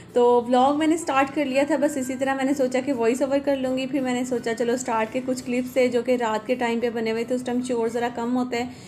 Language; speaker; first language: Urdu; native; Urdu